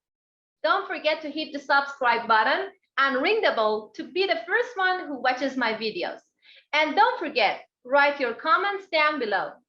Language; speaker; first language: English; non-native, fluent; Persian